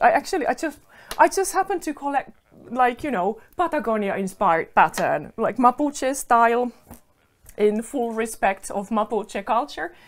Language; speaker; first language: English; non-native, fluent; Finnish